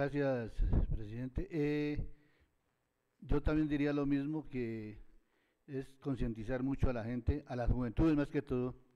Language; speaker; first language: Spanish; native; Spanish